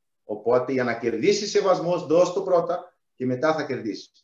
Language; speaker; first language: Greek; non-native, fluent; Portuguese